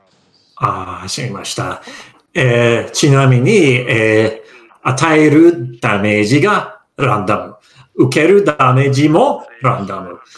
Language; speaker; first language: Japanese; non-native, learner; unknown